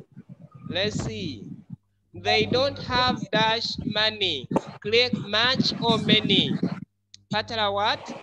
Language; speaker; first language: English; non-native, fluent; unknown